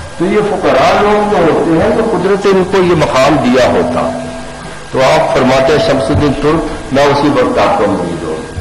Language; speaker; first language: Urdu; non-native, local second language; Punjabi